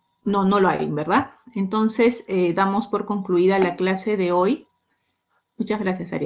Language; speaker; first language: Spanish; native; Spanish